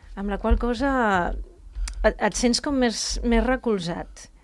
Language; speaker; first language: Catalan; native; Catalan